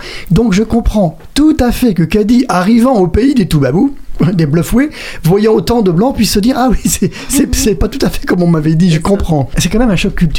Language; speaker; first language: French; native; French